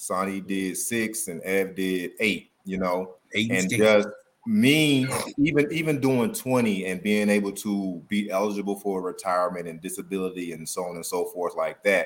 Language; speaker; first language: English; native; English